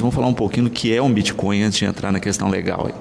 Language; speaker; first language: Portuguese; native; Portuguese